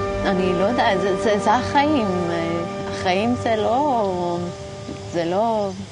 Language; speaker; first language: Hebrew; non-native, fluent; Amharic